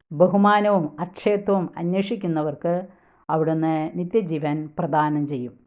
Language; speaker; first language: Malayalam; native; Malayalam